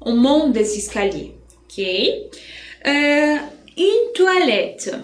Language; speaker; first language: French; non-native, fluent; Portuguese